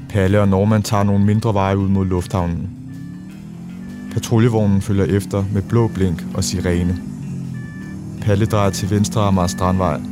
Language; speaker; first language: Danish; native; Danish